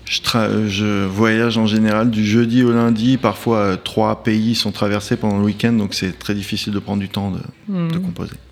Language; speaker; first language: French; native; French